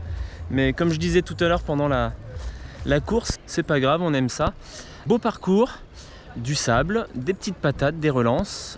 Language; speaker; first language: French; native; French